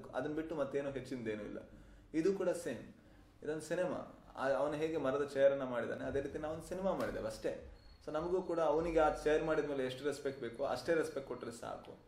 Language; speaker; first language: Kannada; non-native, local second language; Tulu